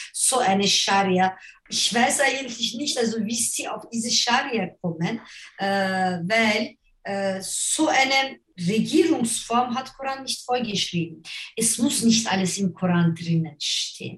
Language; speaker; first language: German; non-native, fluent; Turkish